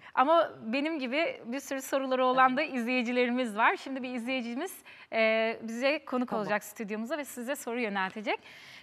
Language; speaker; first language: Turkish; early bilingual, heritage; Turkish